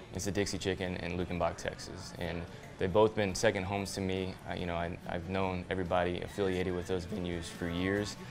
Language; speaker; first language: English; native; English